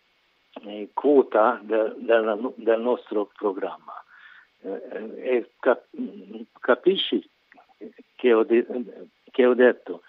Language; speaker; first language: Italian; non-native, learner; Hungarian